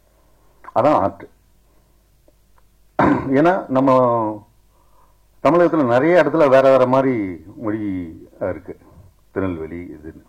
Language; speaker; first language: Tamil; native; Tamil